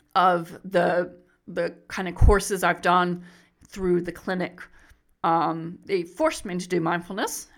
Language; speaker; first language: English; native; English